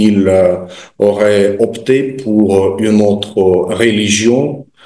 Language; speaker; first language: French; non-native, fluent; Russian